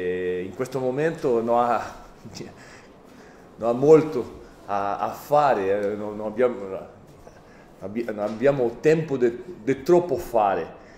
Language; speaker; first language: Italian; non-native, fluent; Portuguese